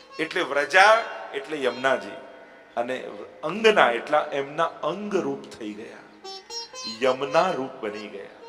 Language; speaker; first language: Gujarati; non-native, local second language; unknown